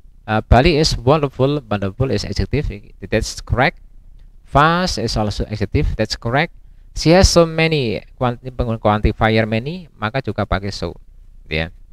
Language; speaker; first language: English; non-native, fluent; Indonesian